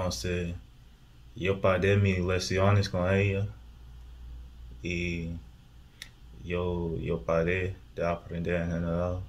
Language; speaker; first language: Spanish; non-native, learner; English